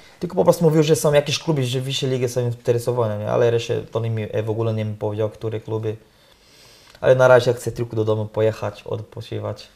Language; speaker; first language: Polish; non-native, learner; Portuguese